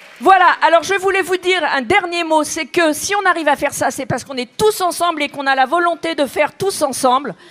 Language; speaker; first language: French; native; French